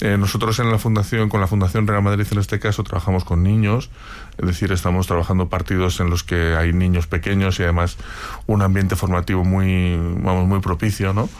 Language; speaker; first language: Spanish; native; Spanish